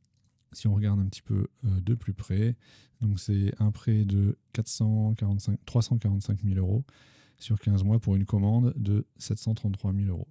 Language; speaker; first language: French; native; French